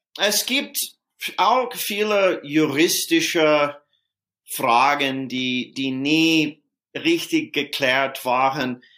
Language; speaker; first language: German; non-native, fluent; English